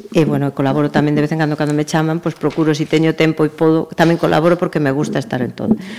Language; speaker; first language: Galician; native; Galician